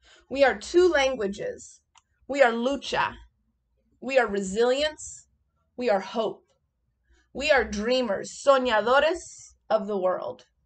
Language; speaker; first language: English; native; English